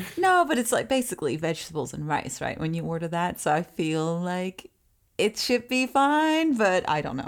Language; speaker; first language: English; early bilingual, other home language; Japanese